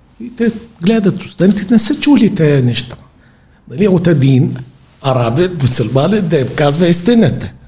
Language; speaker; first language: Bulgarian; non-native, fluent; Arabic